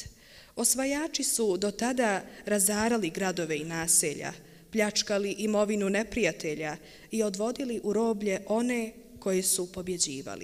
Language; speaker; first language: Bosnian; native; Bosnian